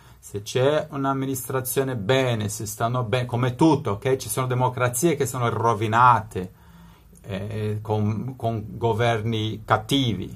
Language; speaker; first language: Italian; non-native, fluent; Spanish